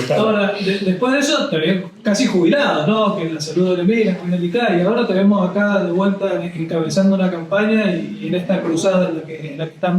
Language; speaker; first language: Spanish; native; Spanish